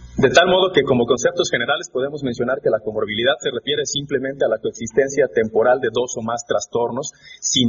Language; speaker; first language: Spanish; native; Spanish